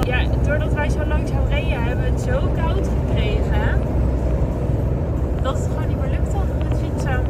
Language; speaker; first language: Dutch; native; Dutch